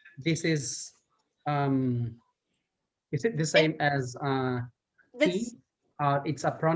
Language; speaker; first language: English; non-native, fluent; Thai